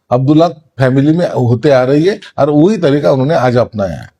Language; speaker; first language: Hindi; non-native, local second language; Marathi